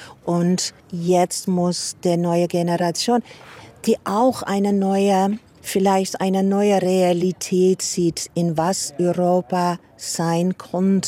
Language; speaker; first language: German; non-native, fluent; Dutch